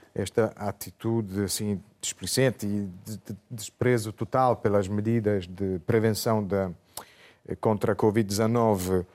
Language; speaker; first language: Portuguese; non-native, fluent; Italian